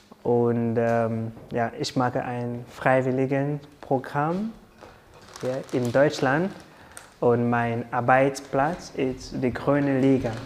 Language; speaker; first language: German; non-native, learner; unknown